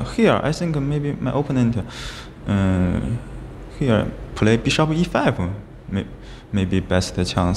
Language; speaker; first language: English; non-native, learner; Chinese